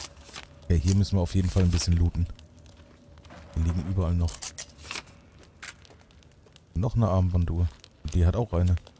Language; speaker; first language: German; native; German